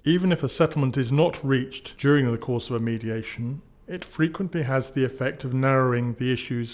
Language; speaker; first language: English; native; English